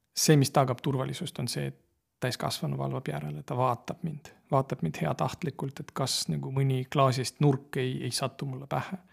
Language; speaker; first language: Estonian; non-native, local second language; Russian